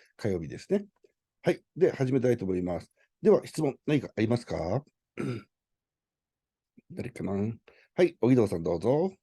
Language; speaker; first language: Japanese; native; Japanese